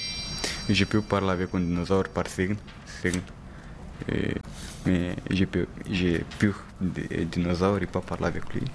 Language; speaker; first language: French; non-native, learner; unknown